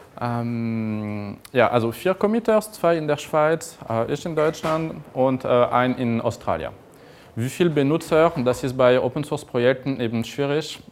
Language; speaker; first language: German; non-native, fluent; French